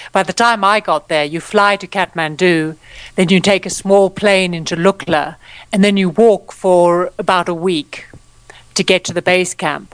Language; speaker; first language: English; native; English